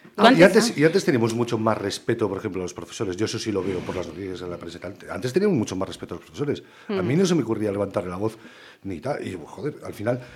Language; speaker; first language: Spanish; native; Spanish